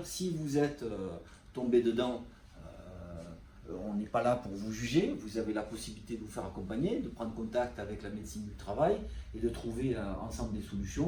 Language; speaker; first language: French; native; French